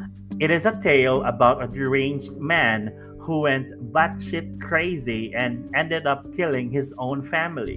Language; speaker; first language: English; non-native, local second language; Cebuano